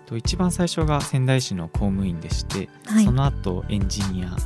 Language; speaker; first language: Japanese; native; Japanese